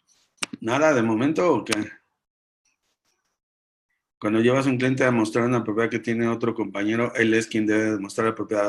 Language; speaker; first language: Spanish; native; Spanish